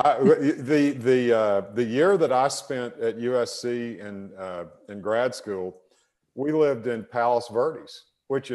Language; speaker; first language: English; native; English